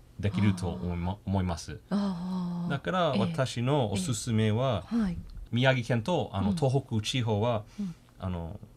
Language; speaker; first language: Japanese; non-native, fluent; English